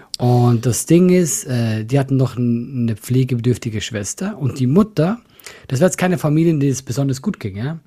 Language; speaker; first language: German; non-native, fluent; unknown